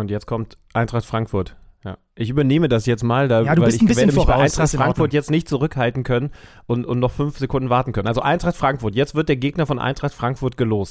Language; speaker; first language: German; native; German